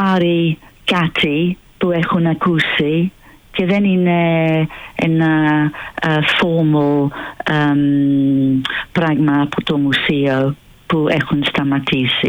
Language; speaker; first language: Greek; non-native, fluent; English